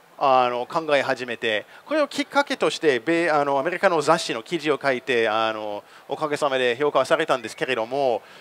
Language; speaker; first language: Japanese; non-native, fluent; English